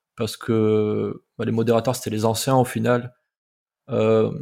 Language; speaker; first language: French; native; French